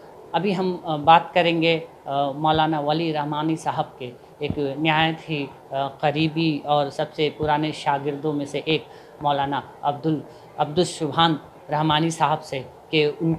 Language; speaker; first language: Urdu; native; Urdu